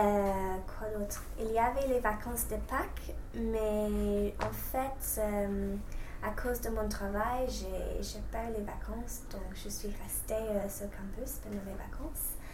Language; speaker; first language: French; non-native, fluent; English